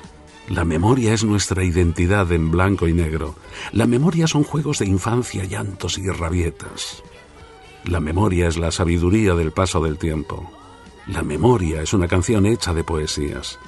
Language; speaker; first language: Catalan; native; Catalan